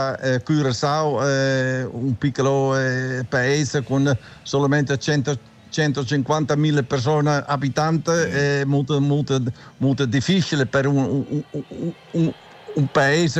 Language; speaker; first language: Italian; non-native, learner; Dutch